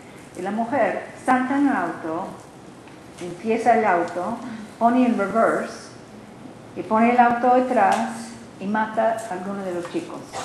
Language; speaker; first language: Spanish; non-native, learner; English